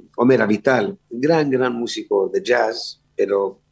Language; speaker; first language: Spanish; early bilingual, other home language; Hebrew